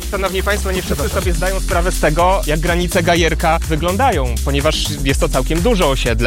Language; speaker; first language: Polish; native; Polish